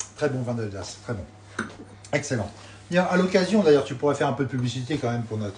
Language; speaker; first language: French; native; French